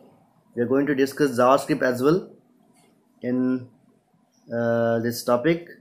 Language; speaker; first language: English; non-native, local second language; Marathi